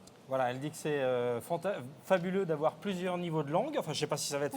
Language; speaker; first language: French; native; French